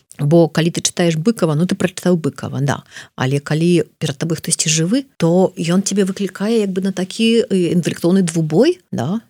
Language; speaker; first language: Belarusian; non-native, local second language; Russian